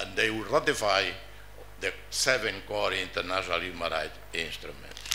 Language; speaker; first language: English; non-native, fluent; Tetum